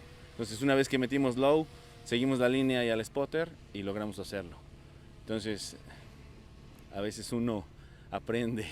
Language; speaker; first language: Spanish; native; Spanish